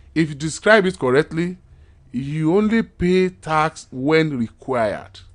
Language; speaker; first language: English; non-native, local second language; Yoruba